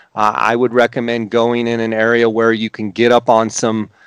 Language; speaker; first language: English; native; English